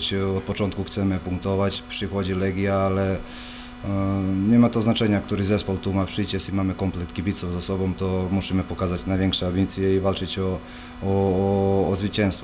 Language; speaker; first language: Polish; non-native, fluent; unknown